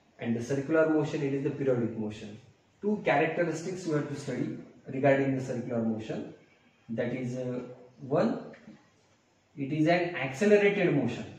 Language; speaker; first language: English; non-native, local second language; Marathi